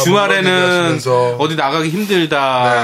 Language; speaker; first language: Korean; native; Korean